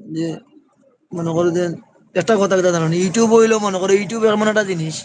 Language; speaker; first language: Bangla; non-native, local second language; Sylheti